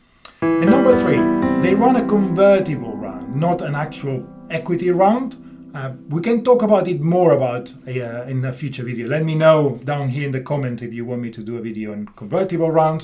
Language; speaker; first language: English; non-native, fluent; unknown